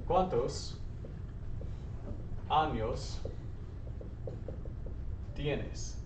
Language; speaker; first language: Spanish; non-native, fluent; English